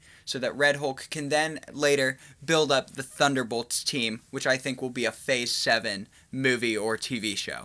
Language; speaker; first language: English; native; English